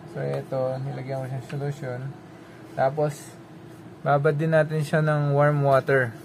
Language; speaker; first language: Filipino; non-native, local second language; Pampanga